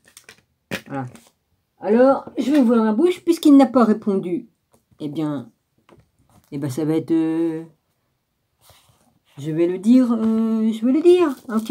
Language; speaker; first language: French; native; French